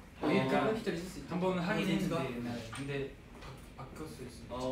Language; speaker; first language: Korean; non-native, fluent; Japanese